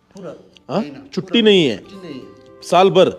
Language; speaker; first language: Hindi; non-native, local second language; Kannada